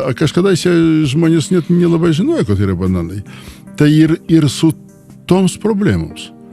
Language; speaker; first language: Lithuanian; non-native, local second language; Polish